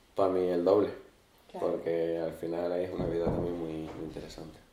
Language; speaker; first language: Spanish; early bilingual, other home language; Arabic